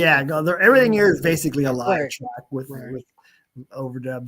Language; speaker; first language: English; native; English